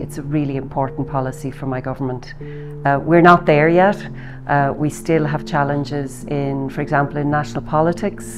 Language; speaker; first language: English; native; English